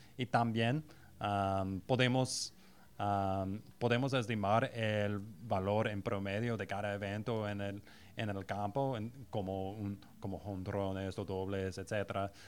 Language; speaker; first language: Spanish; non-native, learner; English